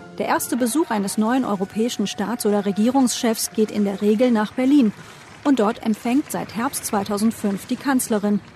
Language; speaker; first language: German; early bilingual, other home language; Turkish